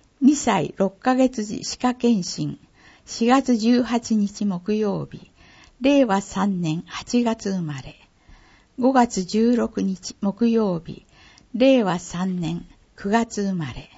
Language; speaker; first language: Japanese; native; Japanese